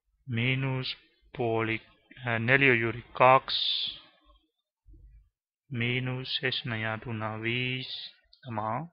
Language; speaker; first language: Finnish; non-native, learner; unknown